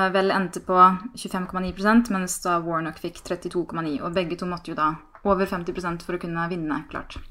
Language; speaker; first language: Norwegian; native; Norwegian